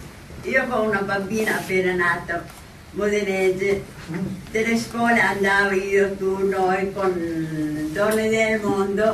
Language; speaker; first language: Italian; non-native, local second language; Somali